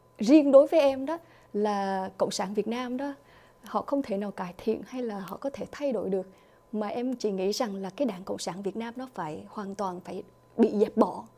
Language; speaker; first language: Vietnamese; early bilingual, other home language; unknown